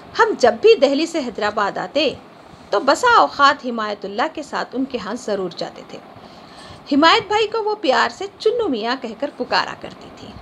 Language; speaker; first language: Urdu; native; Urdu